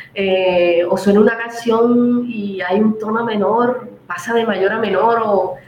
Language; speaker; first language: Spanish; native; Spanish